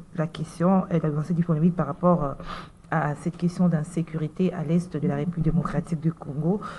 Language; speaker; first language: French; non-native, local second language; Lingala